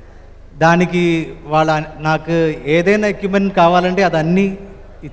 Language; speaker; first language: Telugu; non-native, learner; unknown